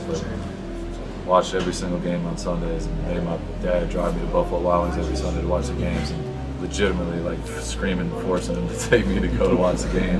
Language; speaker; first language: English; native; English